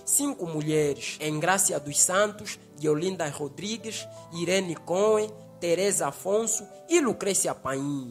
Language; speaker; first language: Portuguese; native; Portuguese